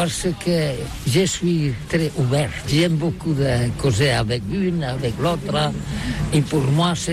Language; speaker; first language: French; non-native, learner; Catalan